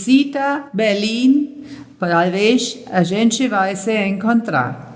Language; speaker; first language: Portuguese; non-native, learner; German